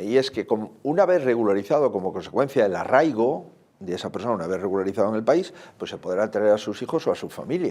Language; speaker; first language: Spanish; native; Spanish